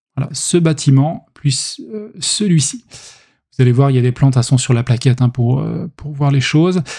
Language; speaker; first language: French; native; French